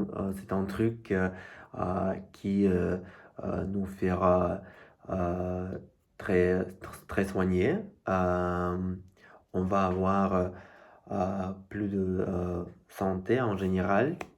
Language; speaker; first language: French; non-native, fluent; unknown